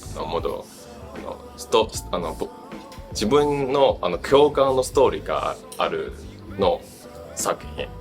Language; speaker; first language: Japanese; non-native, learner; Chinese